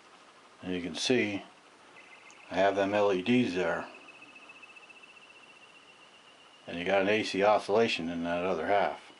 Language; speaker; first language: English; native; English